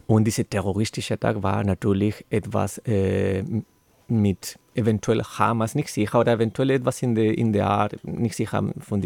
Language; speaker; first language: German; non-native, learner; Spanish